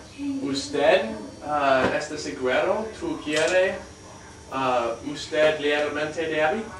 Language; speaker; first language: Spanish; non-native, learner; English